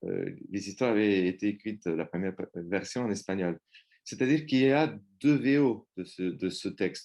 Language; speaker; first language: French; non-native, fluent; Spanish